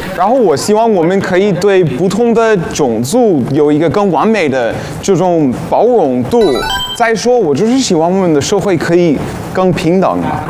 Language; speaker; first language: Chinese; non-native, fluent; English